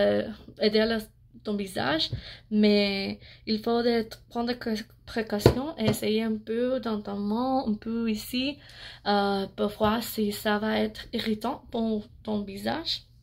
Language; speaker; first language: French; non-native, learner; English